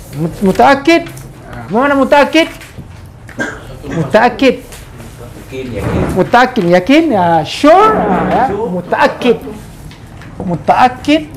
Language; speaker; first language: Arabic; non-native, fluent; Indonesian